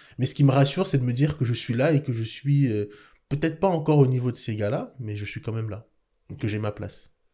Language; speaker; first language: French; early bilingual, other home language; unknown